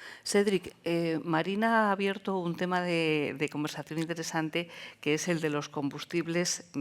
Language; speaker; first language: Spanish; native; Spanish